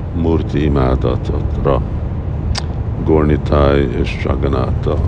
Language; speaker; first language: Hungarian; early bilingual, heritage; Hungarian